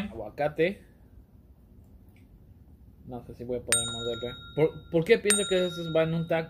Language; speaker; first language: Spanish; early bilingual, heritage; Spanish